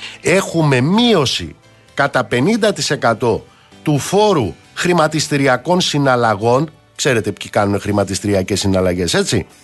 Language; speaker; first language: Greek; native; Greek